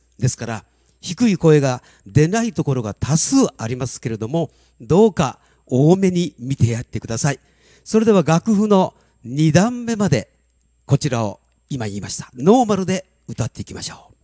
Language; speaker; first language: Japanese; native; Japanese